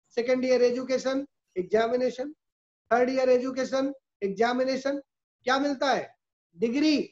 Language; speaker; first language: Hindi; native; Hindi